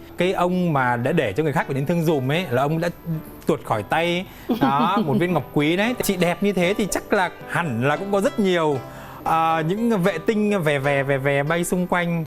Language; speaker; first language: Vietnamese; native; Vietnamese